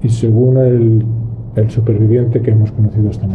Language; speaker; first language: Spanish; native; Spanish